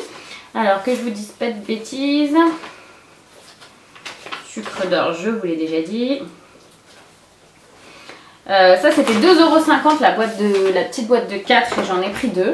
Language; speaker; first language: French; native; French